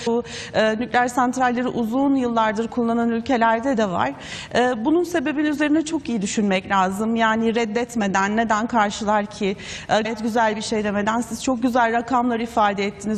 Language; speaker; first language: Turkish; native; Turkish